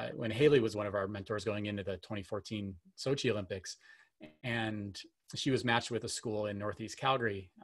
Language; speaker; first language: English; native; English